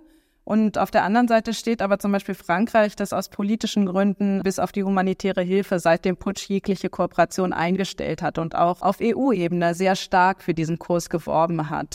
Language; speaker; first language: German; native; German